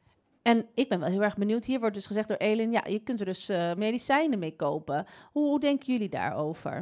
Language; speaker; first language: Dutch; native; Dutch